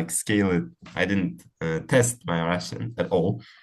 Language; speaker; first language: English; non-native, fluent; Uzbek